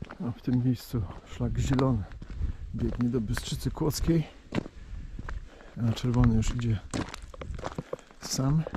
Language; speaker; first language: Polish; native; Polish